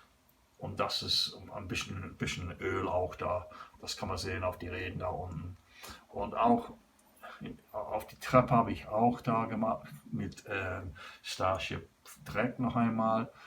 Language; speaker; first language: German; non-native, learner; English